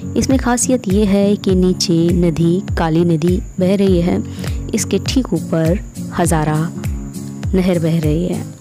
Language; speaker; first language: Hindi; native; Hindi